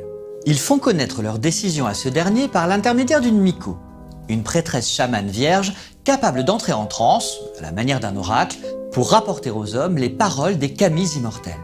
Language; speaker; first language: French; native; French